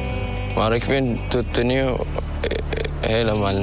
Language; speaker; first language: Dutch; non-native, learner; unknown